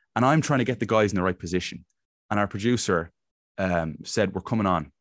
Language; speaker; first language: English; native; English